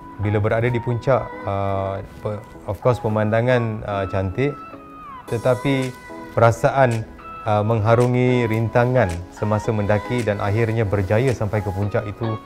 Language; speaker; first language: Malay; non-native, local second language; Tamil